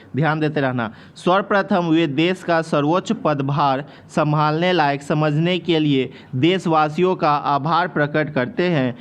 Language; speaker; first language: Hindi; native; Hindi